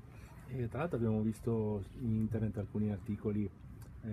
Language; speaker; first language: Italian; native; Italian